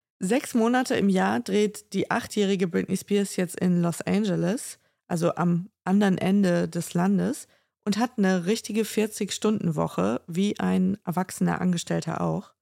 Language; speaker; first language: German; native; German